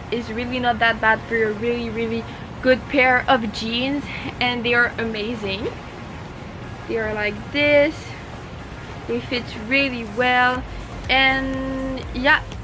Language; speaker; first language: English; non-native, learner; French